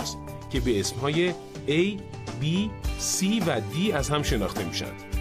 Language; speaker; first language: Persian; native; Persian